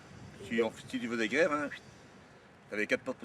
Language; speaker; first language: French; native; French